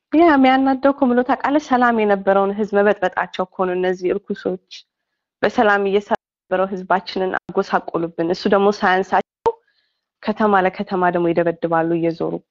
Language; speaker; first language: Amharic; non-native, local second language; Tigrinya